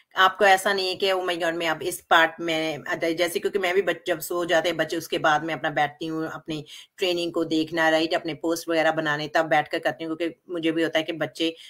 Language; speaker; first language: Hindi; non-native, local second language; Punjabi